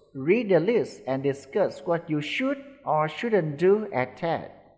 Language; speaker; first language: English; non-native, fluent; Vietnamese